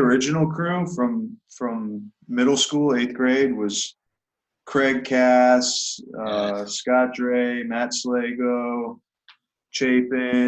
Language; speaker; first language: English; native; English